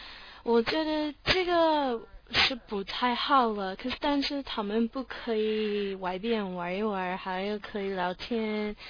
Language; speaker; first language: Chinese; non-native, learner; English